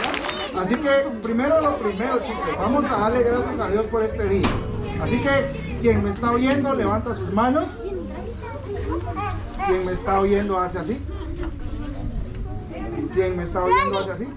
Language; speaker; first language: Spanish; native; Spanish